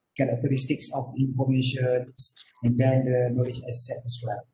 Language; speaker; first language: English; non-native, local second language; Malay